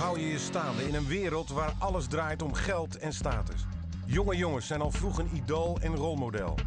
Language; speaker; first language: Dutch; native; Dutch